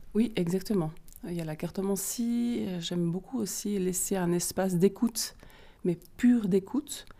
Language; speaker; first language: French; native; French